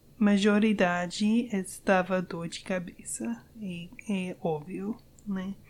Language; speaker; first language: Portuguese; non-native, learner; English